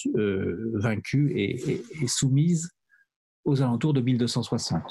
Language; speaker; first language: French; native; French